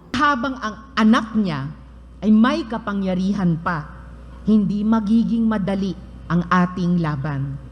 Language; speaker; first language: Filipino; native; Filipino